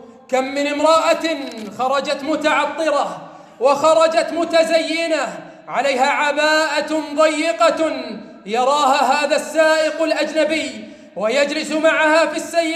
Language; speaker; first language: Arabic; native; Arabic